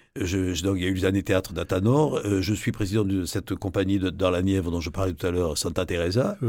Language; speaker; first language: French; native; French